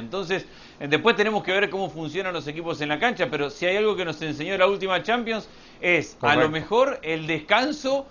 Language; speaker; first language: Spanish; native; Spanish